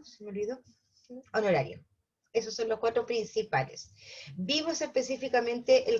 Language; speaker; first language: Spanish; native; Spanish